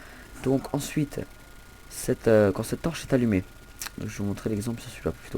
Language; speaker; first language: French; native; French